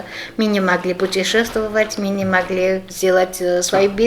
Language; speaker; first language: Russian; non-native, fluent; Georgian